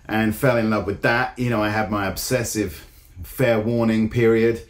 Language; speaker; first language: English; native; English